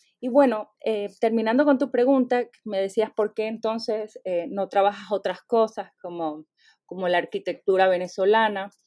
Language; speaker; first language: Spanish; native; Spanish